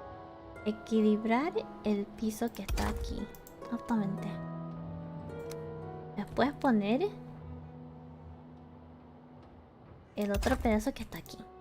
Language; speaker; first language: Spanish; early bilingual, heritage; Spanish